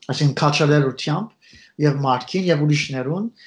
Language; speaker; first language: Armenian; early bilingual, heritage; Armenian